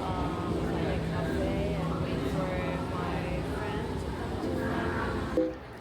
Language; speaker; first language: English; non-native, learner; Chinese